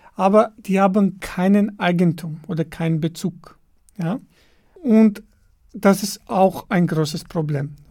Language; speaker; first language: German; non-native, fluent; Armenian